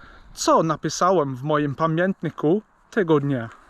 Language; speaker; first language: Polish; non-native, learner; English